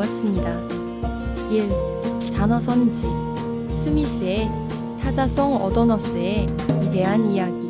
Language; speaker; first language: Korean; non-native, fluent; Vietnamese